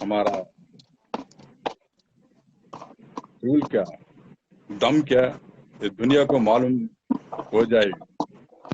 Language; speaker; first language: Hindi; non-native, local second language; Telugu